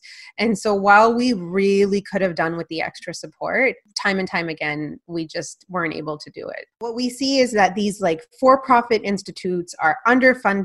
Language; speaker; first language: English; non-native, fluent; Punjabi